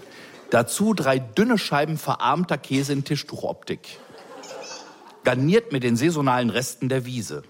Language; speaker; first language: German; native; German